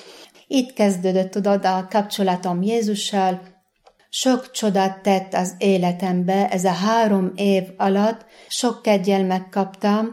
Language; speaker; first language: Hungarian; non-native, fluent; Arabic